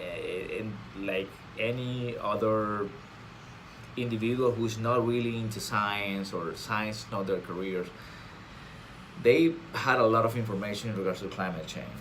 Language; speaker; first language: English; non-native, fluent; Spanish